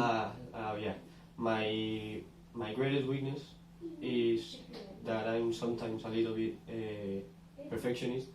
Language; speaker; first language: English; non-native, learner; Spanish